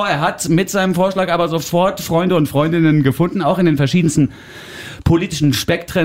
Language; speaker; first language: German; native; German